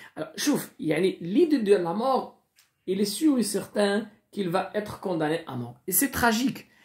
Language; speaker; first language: French; non-native, local second language; Arabic